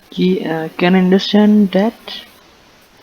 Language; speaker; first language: English; non-native, local second language; Punjabi